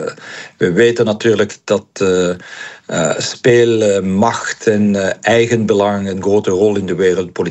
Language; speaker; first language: Dutch; non-native, local second language; French